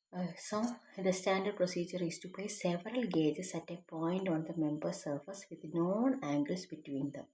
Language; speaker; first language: English; non-native, local second language; Malayalam